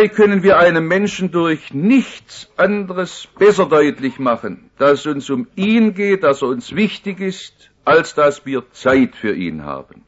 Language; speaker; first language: German; native; German